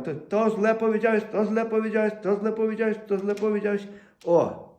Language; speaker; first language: Polish; non-native, fluent; Ukrainian